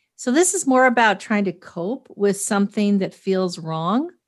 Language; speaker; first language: English; native; English